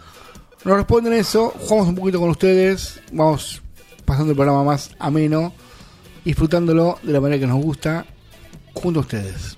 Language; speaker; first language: Spanish; native; Spanish